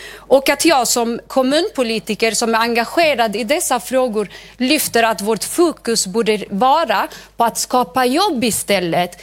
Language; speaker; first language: Swedish; early bilingual, other home language; Arabic